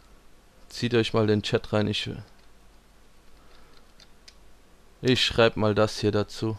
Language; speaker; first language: German; native; German